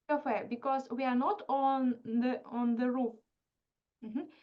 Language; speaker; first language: English; non-native, fluent; Russian